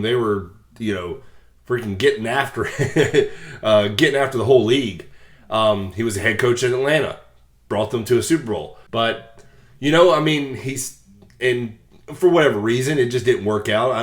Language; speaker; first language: English; native; English